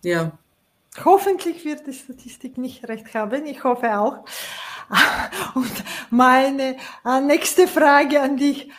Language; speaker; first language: German; non-native, fluent; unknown